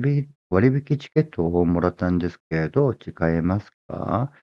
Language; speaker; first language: Japanese; non-native, fluent; Korean